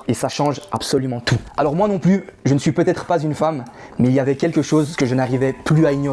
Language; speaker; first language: French; native; French